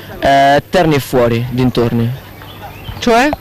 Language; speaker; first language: Italian; native; Italian